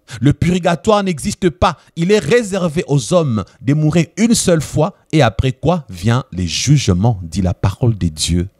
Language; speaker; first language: French; non-native, local second language; Lingala